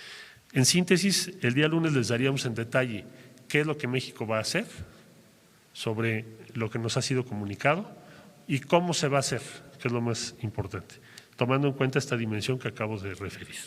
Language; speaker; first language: Spanish; native; Spanish